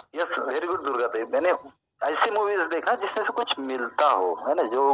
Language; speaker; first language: Hindi; non-native, local second language; Marathi